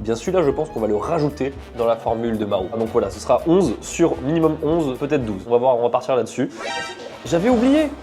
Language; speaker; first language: French; native; French